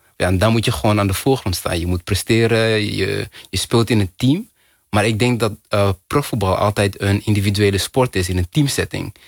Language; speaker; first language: Dutch; early bilingual, other home language; Kinyarwanda